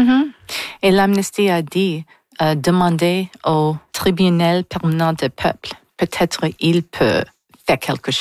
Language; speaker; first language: French; non-native, learner; English